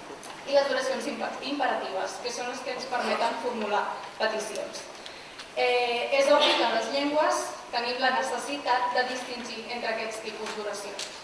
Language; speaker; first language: Catalan; native; Catalan